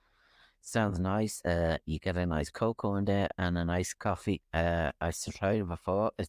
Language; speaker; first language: English; native; English